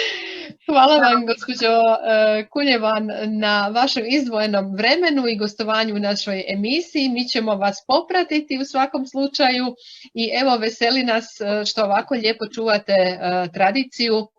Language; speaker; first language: Croatian; native; Croatian